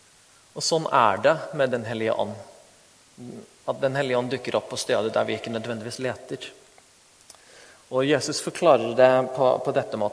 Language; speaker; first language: Norwegian; non-native, fluent; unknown